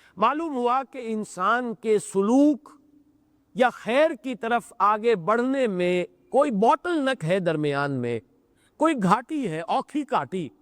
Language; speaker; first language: Urdu; native; Urdu